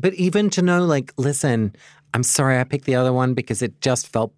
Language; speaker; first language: English; native; English